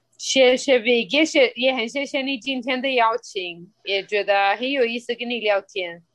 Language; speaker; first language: Chinese; non-native, fluent; Spanish